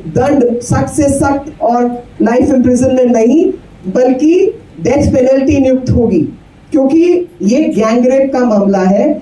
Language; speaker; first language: Hindi; native; Hindi